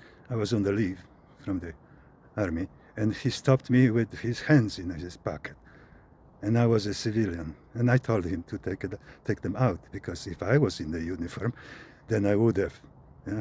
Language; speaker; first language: English; non-native, fluent; Polish